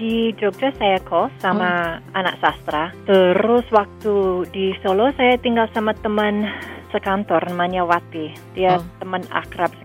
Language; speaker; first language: Indonesian; non-native, fluent; English